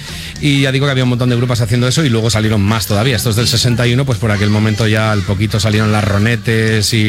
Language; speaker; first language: Spanish; native; Spanish